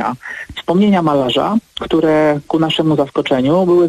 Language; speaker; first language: Polish; native; Polish